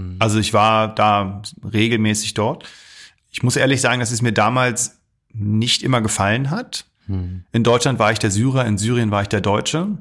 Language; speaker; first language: German; early bilingual, other home language; Arabic